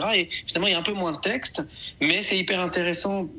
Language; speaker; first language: French; native; French